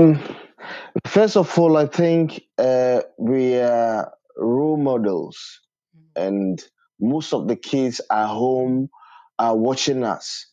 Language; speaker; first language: English; non-native, local second language; Ewe